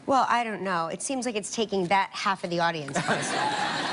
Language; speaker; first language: English; native; English